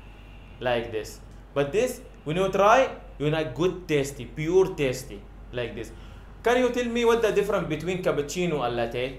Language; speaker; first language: English; non-native, learner; Arabic